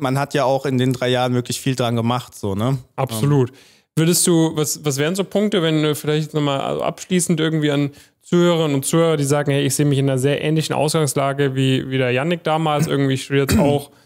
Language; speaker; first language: German; native; German